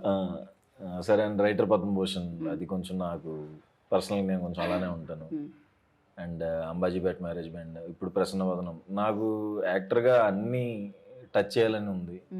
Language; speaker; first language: Telugu; native; Telugu